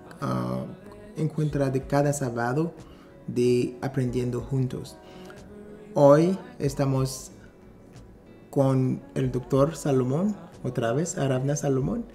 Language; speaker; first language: Spanish; non-native, fluent; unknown